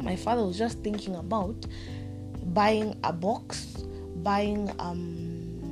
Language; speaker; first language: English; non-native, local second language; Swahili